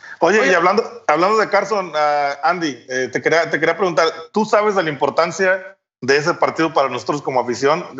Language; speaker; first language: Spanish; native; Spanish